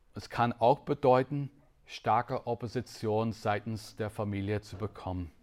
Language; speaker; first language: German; non-native, fluent; English